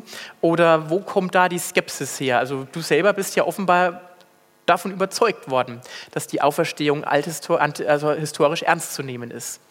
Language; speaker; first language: German; native; German